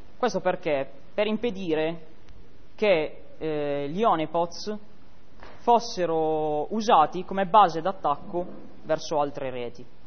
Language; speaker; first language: Italian; native; Italian